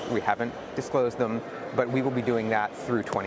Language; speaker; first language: English; native; English